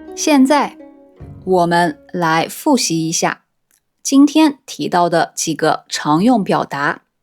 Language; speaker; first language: Chinese; native; Chinese